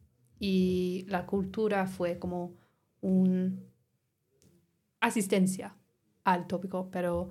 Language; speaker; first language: Spanish; non-native, learner; English